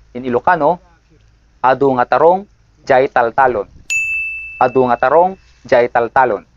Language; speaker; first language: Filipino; non-native, local second language; Iloko